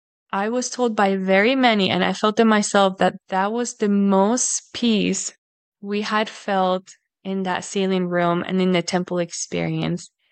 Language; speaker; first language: English; non-native, fluent; Spanish